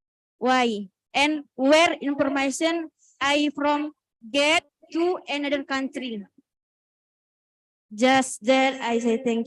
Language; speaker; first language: English; non-native, learner; Indonesian